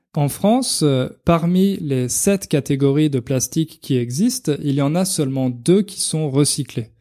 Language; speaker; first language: French; native; French